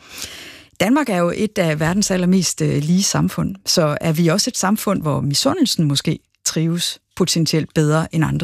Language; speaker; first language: Danish; native; Danish